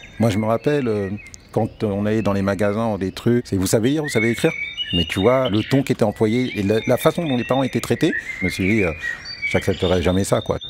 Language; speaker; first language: French; early bilingual, other home language; Wolof